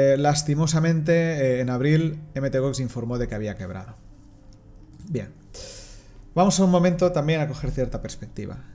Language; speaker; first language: Spanish; non-native, local second language; Catalan